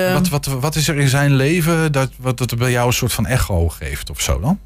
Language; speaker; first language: Dutch; native; Dutch